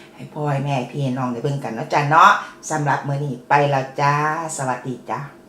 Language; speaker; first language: Thai; native; Thai